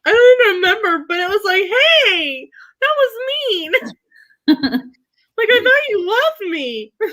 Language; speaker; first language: English; native; English